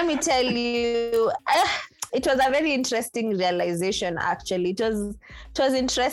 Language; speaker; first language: English; non-native, local second language; Swahili